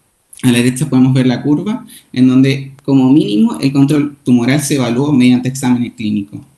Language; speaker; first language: Spanish; native; Spanish